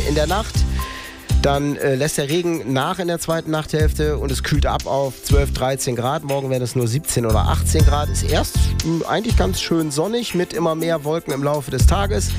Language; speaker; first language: German; native; German